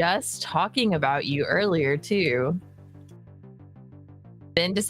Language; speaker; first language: English; native; English